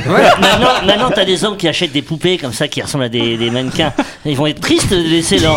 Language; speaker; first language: French; native; French